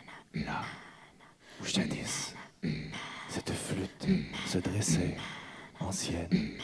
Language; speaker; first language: French; native; French